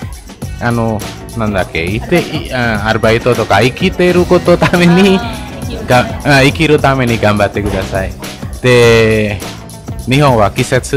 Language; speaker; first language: Japanese; non-native, learner; Indonesian